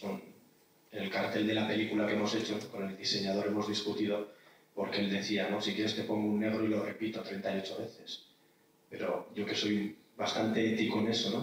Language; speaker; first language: Spanish; native; Spanish